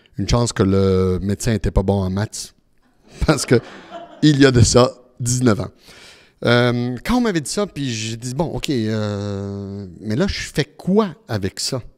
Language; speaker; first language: French; early bilingual, other home language; Italian